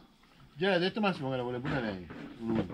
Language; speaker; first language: Italian; native; Italian